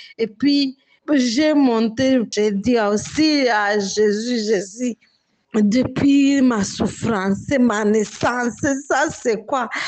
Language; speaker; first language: French; non-native, local second language; Swahili